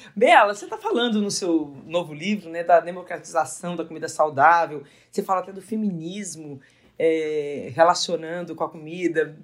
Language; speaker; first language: Portuguese; native; Portuguese